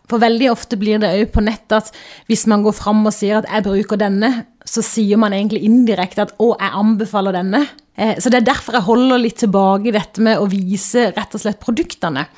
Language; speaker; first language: Norwegian; native; Norwegian